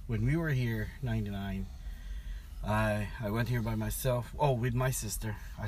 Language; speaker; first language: English; non-native, local second language; Filipino